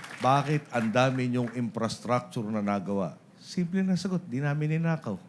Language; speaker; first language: Filipino; native; Filipino